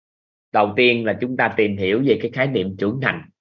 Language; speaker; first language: Vietnamese; native; Vietnamese